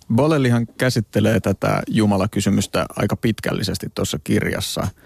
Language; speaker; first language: Finnish; native; Finnish